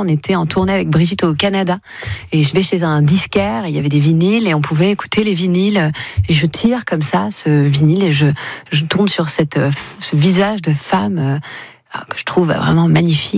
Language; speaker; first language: French; native; French